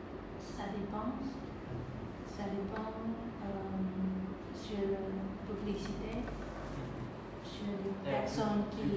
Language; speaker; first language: French; non-native, learner; Khmer